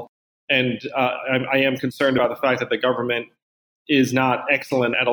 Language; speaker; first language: English; native; English